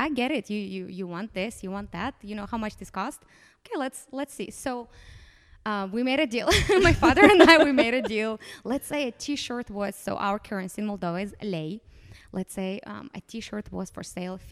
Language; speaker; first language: English; non-native, fluent; Romanian